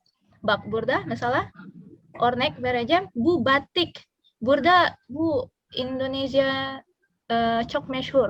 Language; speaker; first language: Turkish; non-native, learner; Indonesian